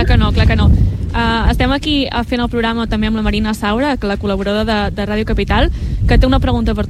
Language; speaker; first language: Catalan; native; Catalan